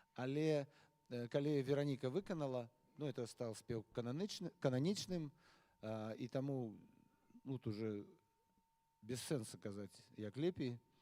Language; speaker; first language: Belarusian; non-native, local second language; Russian